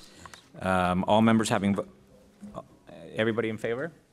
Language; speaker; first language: English; non-native, local second language; Spanish